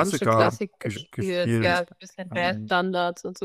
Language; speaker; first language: German; non-native, fluent; Portuguese